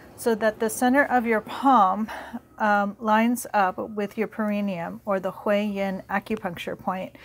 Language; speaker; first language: English; native; English